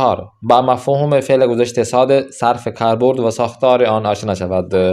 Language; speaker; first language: Persian; non-native, fluent; Urdu